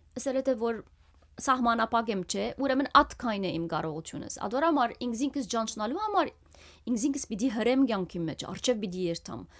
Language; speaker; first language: Armenian; early bilingual, heritage; Armenian